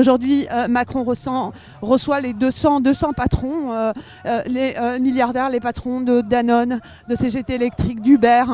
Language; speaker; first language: French; native; French